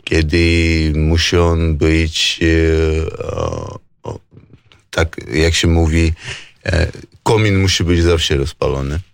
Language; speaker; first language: Polish; non-native, fluent; Georgian